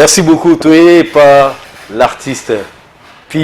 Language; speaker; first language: French; non-native, local second language; Lingala